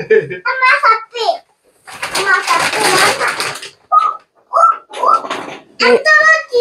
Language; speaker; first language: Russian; early bilingual, heritage; Russian